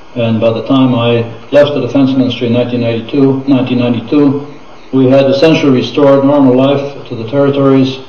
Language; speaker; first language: English; non-native, fluent; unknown